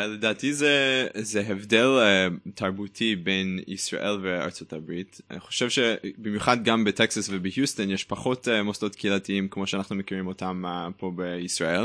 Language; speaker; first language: Hebrew; non-native, fluent; English